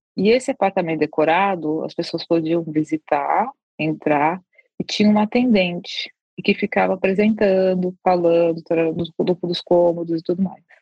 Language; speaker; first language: Portuguese; native; Portuguese